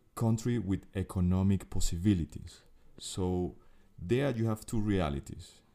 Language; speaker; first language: English; non-native, fluent; Spanish